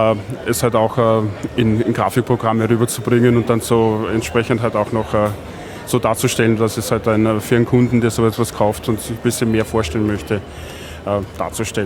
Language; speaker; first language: German; native; German